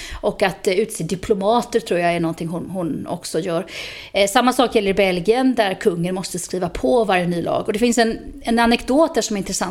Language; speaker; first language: Swedish; native; Swedish